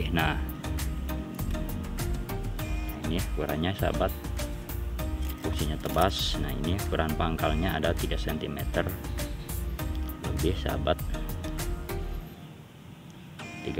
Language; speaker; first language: Indonesian; non-native, local second language; Sundanese